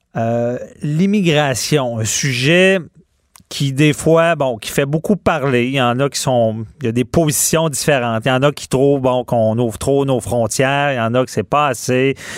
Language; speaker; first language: French; native; French